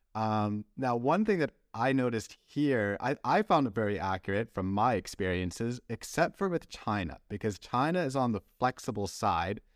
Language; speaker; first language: English; native; English